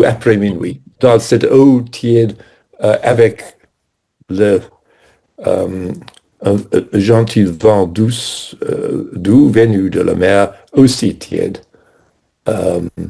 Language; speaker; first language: French; non-native, fluent; English